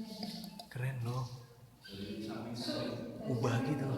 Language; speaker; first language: Indonesian; native; Indonesian